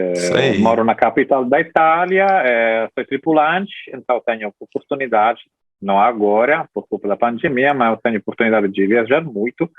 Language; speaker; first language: Portuguese; non-native, fluent; Italian